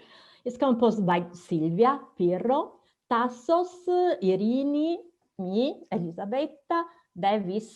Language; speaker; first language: English; non-native, fluent; Italian